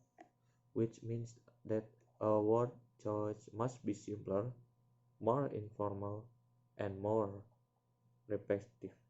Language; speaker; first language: English; non-native, learner; Indonesian